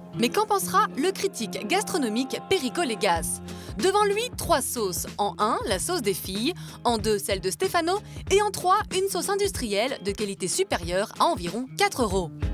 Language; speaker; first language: French; native; French